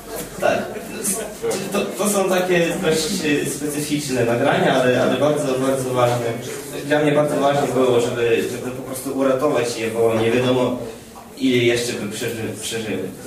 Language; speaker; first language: Polish; non-native, fluent; Ukrainian